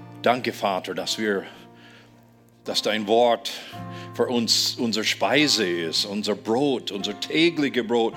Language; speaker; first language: German; non-native, fluent; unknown